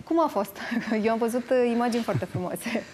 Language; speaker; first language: Romanian; native; Romanian